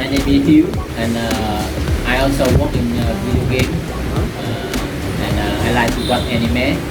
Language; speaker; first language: English; non-native, learner; Vietnamese